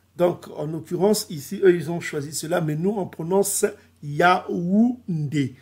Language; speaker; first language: French; non-native, local second language; Kongo